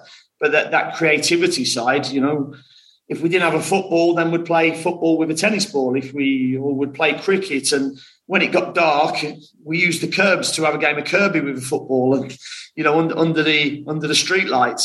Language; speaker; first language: English; native; English